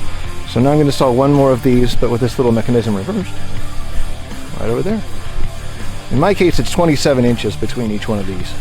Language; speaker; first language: English; native; English